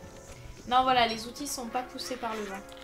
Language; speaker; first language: French; native; French